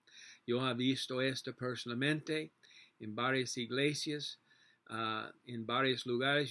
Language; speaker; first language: Spanish; non-native, learner; English